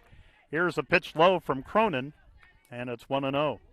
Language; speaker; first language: English; native; English